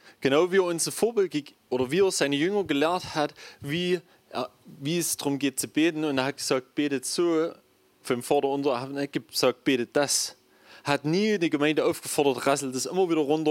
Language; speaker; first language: German; native; German